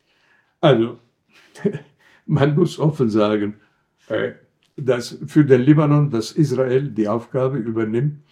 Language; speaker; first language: German; non-native, fluent; Arabic